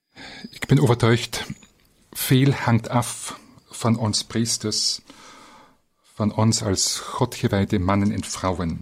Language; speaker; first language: Dutch; non-native, fluent; German